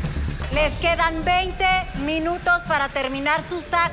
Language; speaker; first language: Spanish; native; Spanish